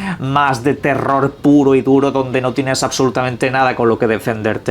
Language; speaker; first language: Spanish; native; Spanish